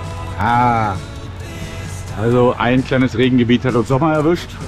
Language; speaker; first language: German; native; German